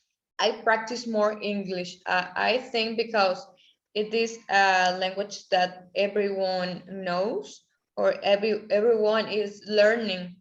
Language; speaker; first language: English; non-native, learner; Spanish